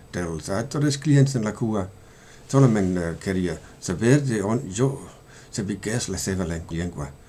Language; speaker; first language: Catalan; non-native, learner; Danish